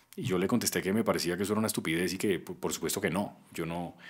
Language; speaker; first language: Spanish; native; Spanish